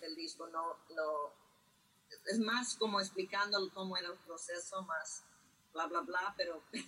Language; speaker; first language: Spanish; early bilingual, heritage; Spanish